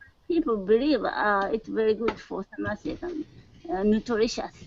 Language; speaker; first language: English; non-native, learner; Japanese